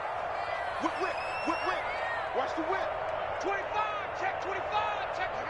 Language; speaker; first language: English; native; English